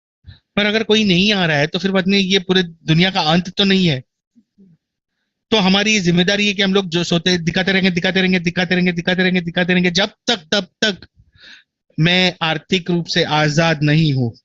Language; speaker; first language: Hindi; native; Hindi